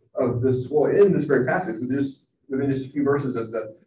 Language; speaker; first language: English; native; English